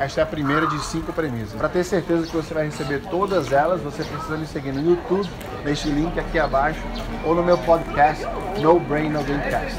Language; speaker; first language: Portuguese; native; Portuguese